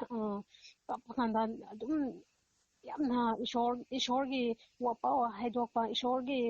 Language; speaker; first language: Manipuri; non-native, local second language; Rongmei Naga